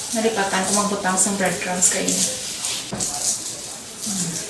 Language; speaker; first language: Filipino; non-native, local second language; Hiligaynon